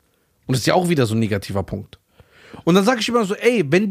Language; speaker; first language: German; early bilingual, other home language; Persian